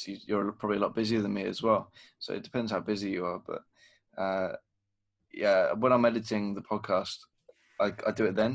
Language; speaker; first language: English; native; English